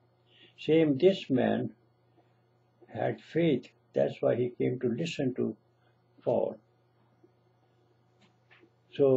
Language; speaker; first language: English; non-native, local second language; Punjabi